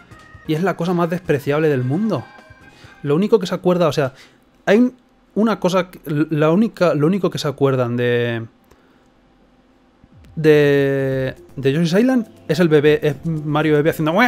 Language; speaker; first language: Spanish; native; Spanish